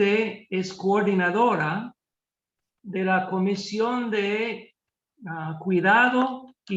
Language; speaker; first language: Spanish; non-native, fluent; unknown